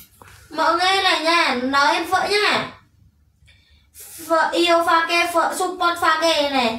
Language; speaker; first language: Vietnamese; non-native, learner; Javanese